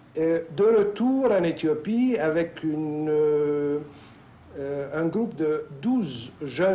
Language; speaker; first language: French; native; French